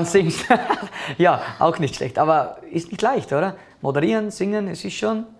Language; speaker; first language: German; native; German